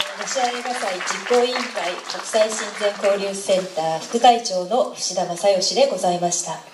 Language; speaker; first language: Japanese; native; Japanese